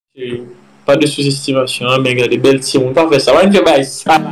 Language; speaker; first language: French; non-native, local second language; Haitian Creole